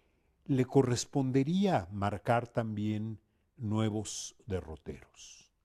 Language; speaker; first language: Spanish; native; Spanish